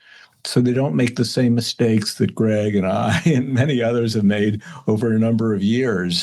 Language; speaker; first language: English; native; English